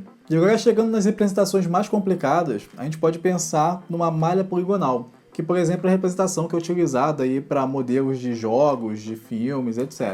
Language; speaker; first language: Portuguese; native; Portuguese